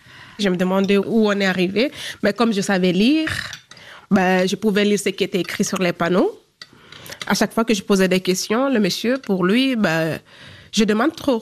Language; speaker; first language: French; non-native, local second language; Fula